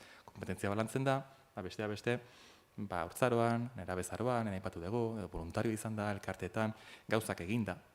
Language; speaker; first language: Basque; native; Basque